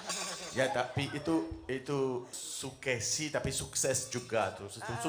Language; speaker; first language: Indonesian; non-native, fluent; French